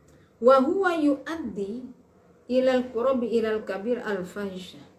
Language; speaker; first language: Arabic; non-native, fluent; Javanese